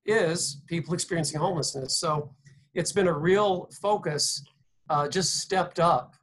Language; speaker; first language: English; native; English